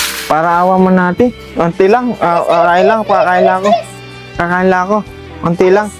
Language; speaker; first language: Filipino; non-native, learner; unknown